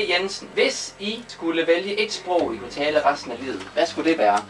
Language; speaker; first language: Danish; native; Danish